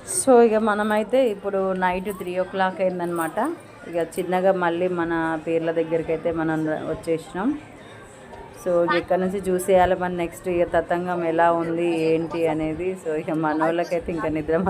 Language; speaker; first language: Telugu; native; Telugu